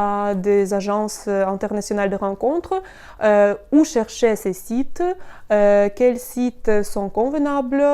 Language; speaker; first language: French; non-native, fluent; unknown